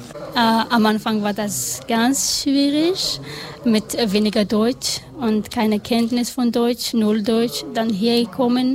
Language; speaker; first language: German; non-native, learner; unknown